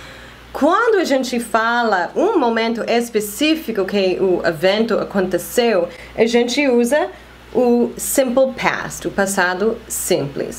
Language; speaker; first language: Portuguese; non-native, fluent; English